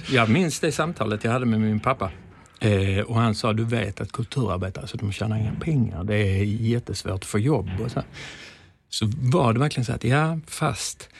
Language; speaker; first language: Swedish; native; Swedish